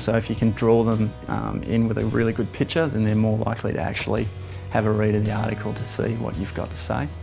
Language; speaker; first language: English; native; English